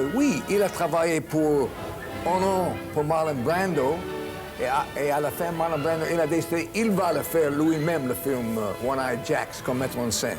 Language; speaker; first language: French; non-native, fluent; English